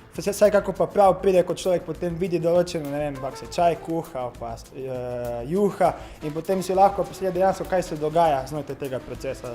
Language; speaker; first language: Slovenian; non-native, fluent; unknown